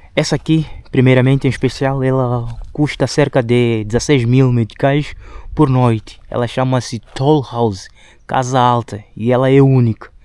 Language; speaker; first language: Portuguese; non-native, local second language; Shona